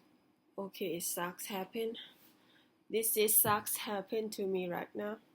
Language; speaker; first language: English; non-native, learner; Thai